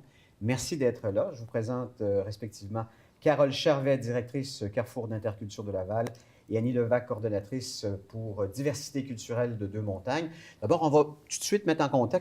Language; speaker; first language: French; native; French